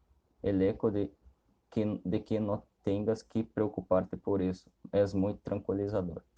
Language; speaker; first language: Spanish; non-native, learner; Portuguese